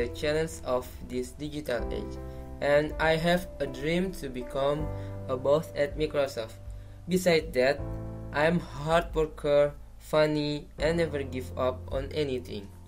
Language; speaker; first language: English; non-native, learner; Indonesian